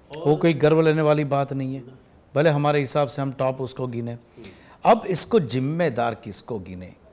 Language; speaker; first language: Hindi; non-native, local second language; Gujarati